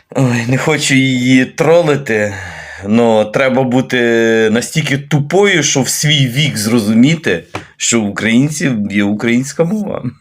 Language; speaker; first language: Ukrainian; native; Ukrainian